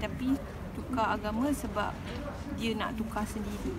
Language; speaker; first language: Malay; native; Malay